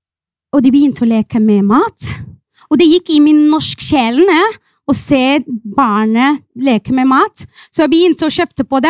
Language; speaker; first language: Norwegian; non-native, fluent; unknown